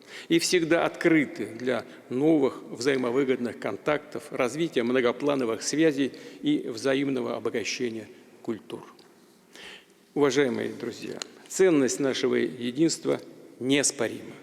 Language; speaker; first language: Russian; native; Russian